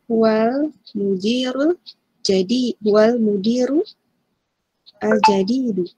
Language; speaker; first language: Arabic; non-native, learner; Indonesian